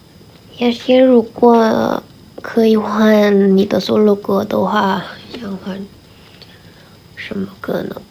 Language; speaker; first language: Chinese; non-native, learner; Korean